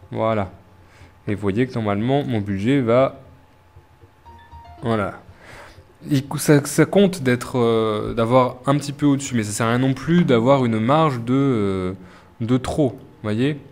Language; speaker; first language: French; native; French